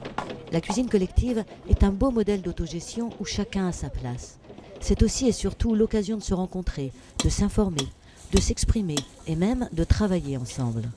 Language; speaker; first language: French; native; French